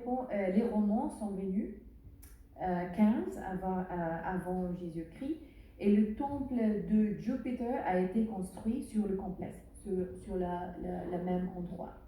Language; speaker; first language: French; non-native, learner; Arabic